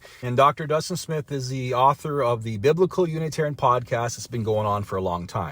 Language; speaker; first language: English; native; English